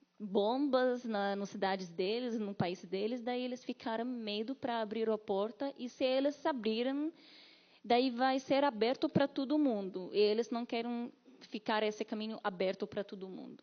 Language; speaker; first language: Portuguese; non-native, learner; Arabic